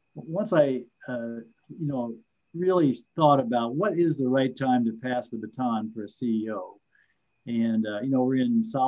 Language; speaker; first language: English; native; English